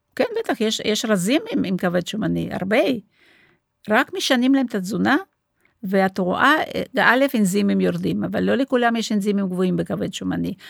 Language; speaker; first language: Hebrew; non-native, fluent; Russian